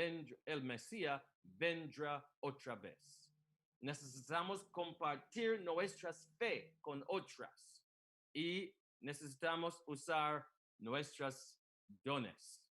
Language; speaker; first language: Spanish; non-native, learner; English